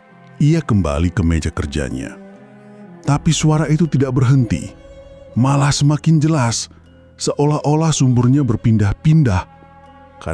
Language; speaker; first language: Indonesian; native; Indonesian